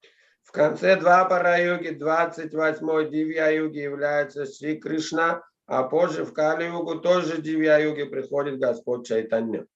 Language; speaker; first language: Russian; native; Russian